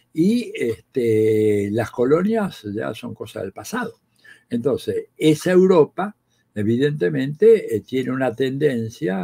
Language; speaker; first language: Spanish; native; Spanish